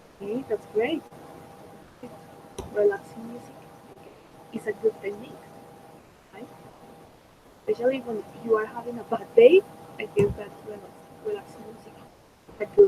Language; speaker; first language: English; non-native, fluent; Spanish